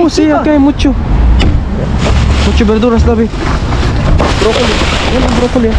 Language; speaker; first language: Spanish; non-native, learner; Filipino